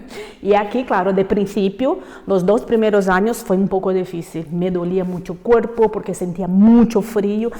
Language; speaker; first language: Spanish; non-native, fluent; Portuguese